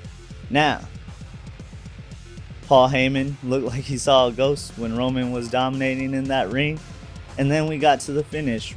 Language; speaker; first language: English; native; English